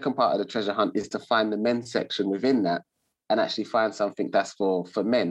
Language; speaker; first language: English; native; English